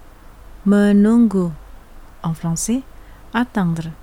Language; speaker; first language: French; non-native, fluent; Indonesian